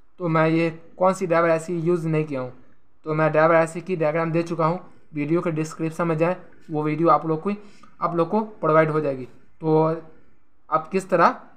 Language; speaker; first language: Hindi; native; Hindi